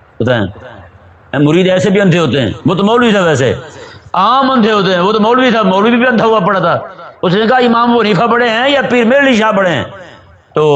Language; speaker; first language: Urdu; non-native, local second language; Punjabi